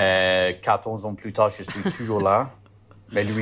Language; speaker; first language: French; non-native, learner; English